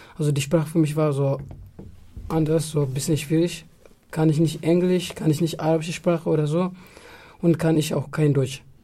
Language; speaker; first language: German; non-native, learner; Tigrinya